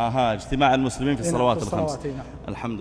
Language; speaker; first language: Arabic; native; Arabic